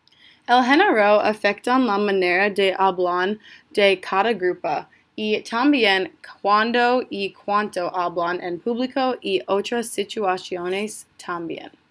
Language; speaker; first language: Spanish; non-native, learner; English